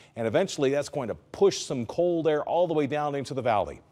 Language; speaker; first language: English; native; English